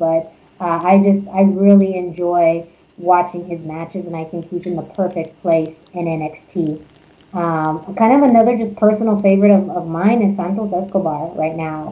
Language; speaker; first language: English; early bilingual, other home language; Spanish